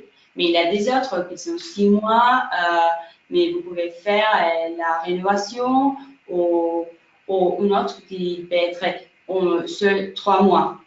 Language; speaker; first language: French; non-native, fluent; Spanish